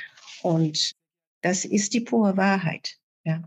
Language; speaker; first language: German; non-native, fluent; Chinese